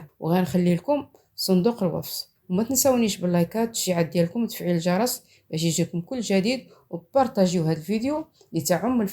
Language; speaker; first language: Arabic; native; Arabic